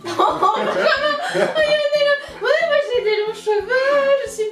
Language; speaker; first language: French; native; French